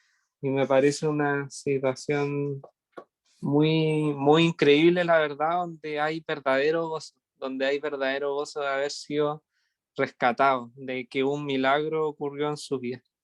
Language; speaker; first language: Spanish; native; Spanish